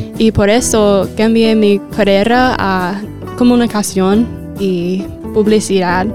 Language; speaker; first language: Spanish; non-native, fluent; English